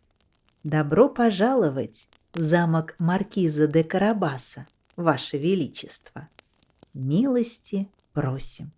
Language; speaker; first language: Russian; native; Russian